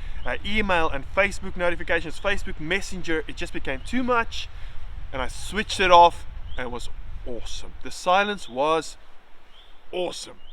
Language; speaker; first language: English; native; English